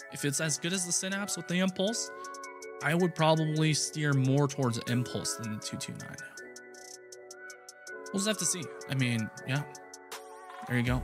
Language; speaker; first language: English; native; English